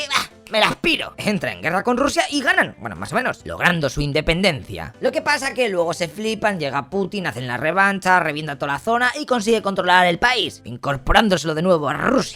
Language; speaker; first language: Spanish; native; Spanish